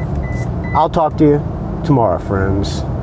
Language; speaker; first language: English; native; English